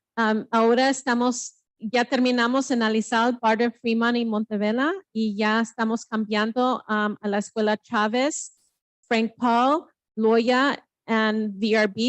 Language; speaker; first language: Spanish; early bilingual, heritage; Spanish